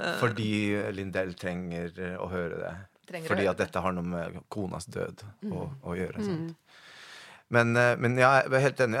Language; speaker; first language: Norwegian; early bilingual, other home language; Spanish